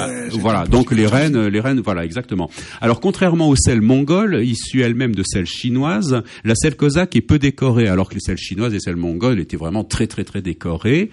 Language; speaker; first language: French; native; French